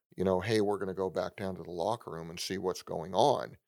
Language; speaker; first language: English; native; English